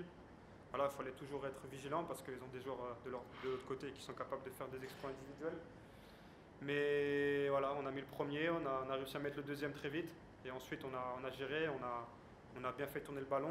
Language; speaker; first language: French; native; French